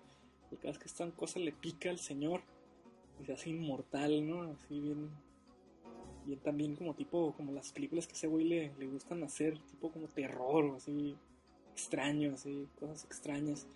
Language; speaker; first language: Spanish; native; Spanish